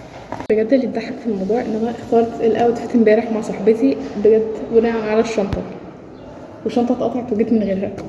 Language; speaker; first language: Arabic; native; Arabic